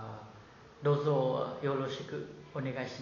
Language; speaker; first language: Japanese; non-native, learner; Vietnamese